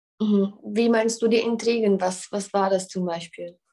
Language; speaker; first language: German; non-native, learner; Czech